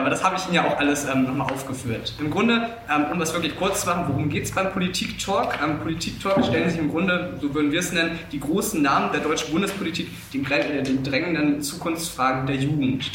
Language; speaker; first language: German; native; German